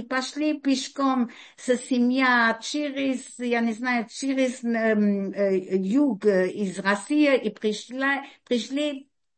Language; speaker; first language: Russian; early bilingual, heritage; Russian